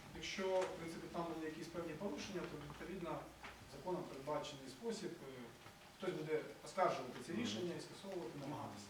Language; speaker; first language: Ukrainian; native; Ukrainian